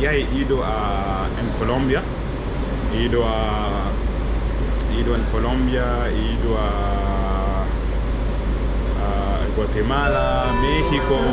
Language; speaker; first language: Spanish; non-native, learner; French